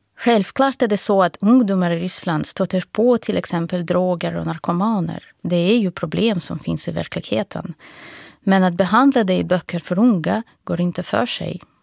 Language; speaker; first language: Swedish; non-native, fluent; Russian